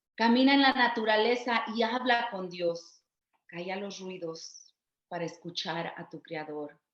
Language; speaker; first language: Spanish; early bilingual, other home language; English